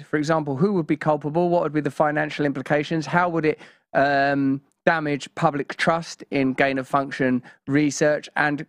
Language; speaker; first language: English; native; English